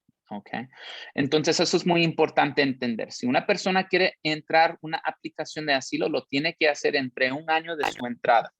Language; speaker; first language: Spanish; early bilingual, heritage; Spanish